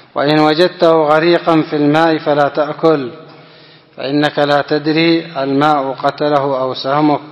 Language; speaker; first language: Arabic; non-native, fluent; Indonesian